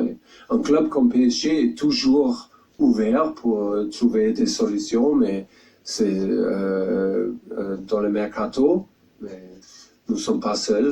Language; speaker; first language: French; non-native, fluent; German